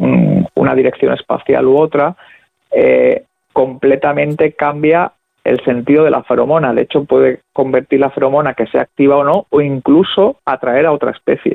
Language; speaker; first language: Spanish; native; Spanish